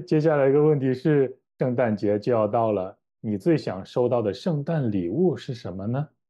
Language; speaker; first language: Chinese; native; Chinese